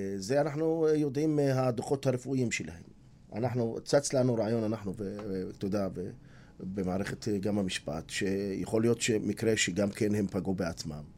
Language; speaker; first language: Hebrew; non-native, local second language; Arabic